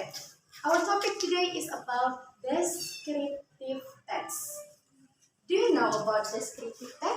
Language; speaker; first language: English; non-native, learner; Indonesian